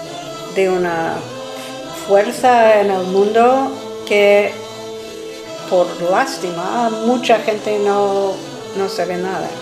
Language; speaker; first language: Spanish; non-native, fluent; English